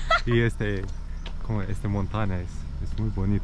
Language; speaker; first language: Spanish; non-native, learner; Romanian